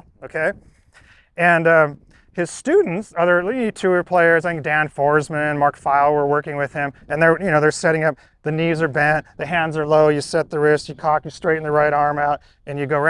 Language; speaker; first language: English; native; English